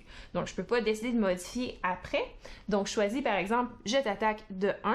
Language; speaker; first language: French; native; French